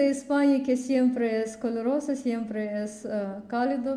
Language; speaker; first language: Spanish; non-native, learner; Russian